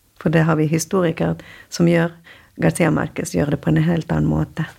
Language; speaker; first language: Norwegian; non-native, fluent; Spanish